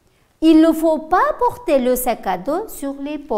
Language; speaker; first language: French; non-native, fluent; Uzbek